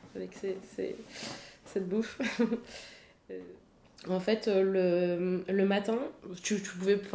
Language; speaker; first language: French; native; French